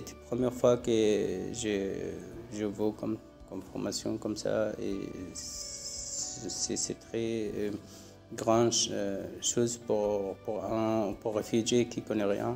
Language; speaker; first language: French; non-native, learner; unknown